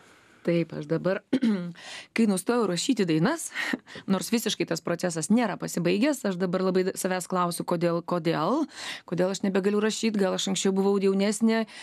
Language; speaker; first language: Lithuanian; native; Lithuanian